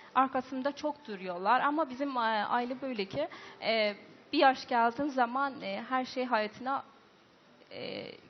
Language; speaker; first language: Turkish; non-native, learner; Persian